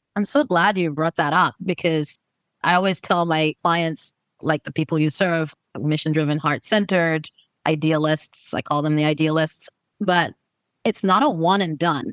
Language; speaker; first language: English; native; English